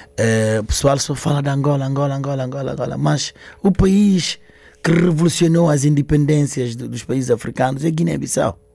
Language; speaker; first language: Portuguese; non-native, local second language; Upper Guinea Crioulo